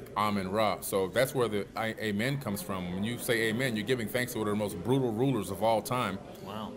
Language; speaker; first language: English; native; English